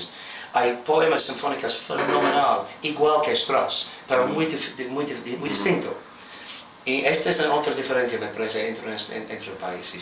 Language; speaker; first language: Spanish; non-native, fluent; English